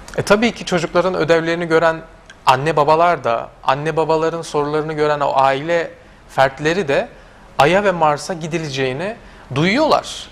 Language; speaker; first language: Turkish; native; Turkish